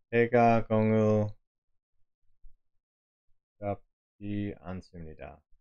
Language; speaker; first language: Korean; non-native, learner; English